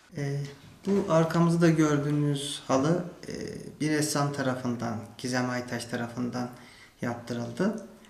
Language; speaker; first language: Turkish; native; Turkish